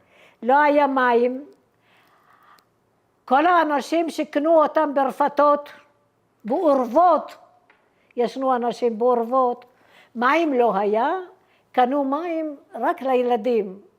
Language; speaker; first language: Hebrew; early bilingual, other home language; Arabic